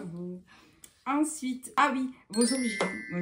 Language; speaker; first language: French; native; French